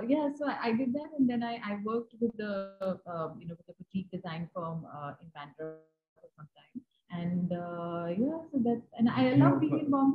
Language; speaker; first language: English; non-native, local second language; Hindi